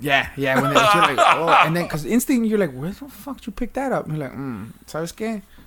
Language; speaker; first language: English; early bilingual, other home language; Spanish